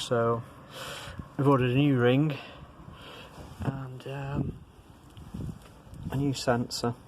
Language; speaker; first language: English; native; English